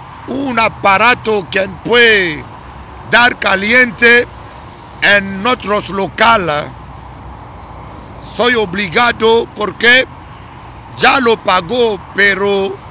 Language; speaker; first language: Spanish; non-native, learner; Lingala